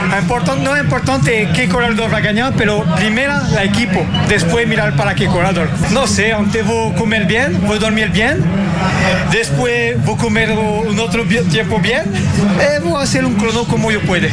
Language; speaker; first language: Portuguese; non-native, learner; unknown